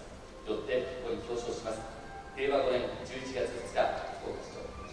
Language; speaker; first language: Japanese; native; Japanese